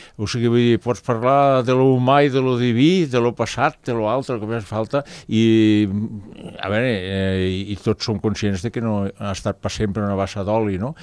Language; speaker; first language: Catalan; native; Catalan